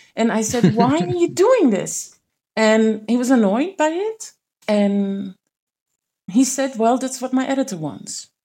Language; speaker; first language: English; non-native, fluent; Dutch